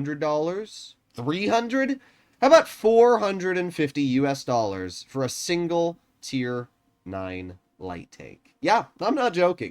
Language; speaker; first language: English; native; English